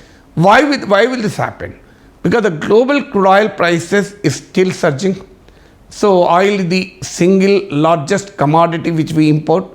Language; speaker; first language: English; non-native, local second language; Telugu